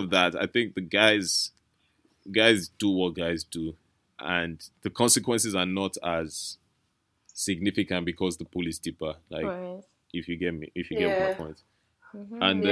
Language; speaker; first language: English; non-native, local second language; Yoruba